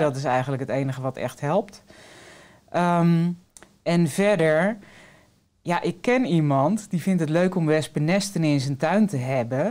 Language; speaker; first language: Dutch; native; Dutch